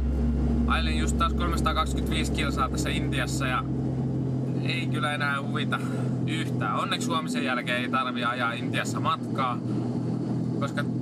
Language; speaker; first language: Finnish; native; Finnish